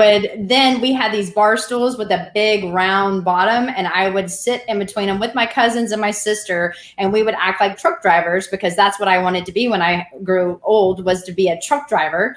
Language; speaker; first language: English; native; English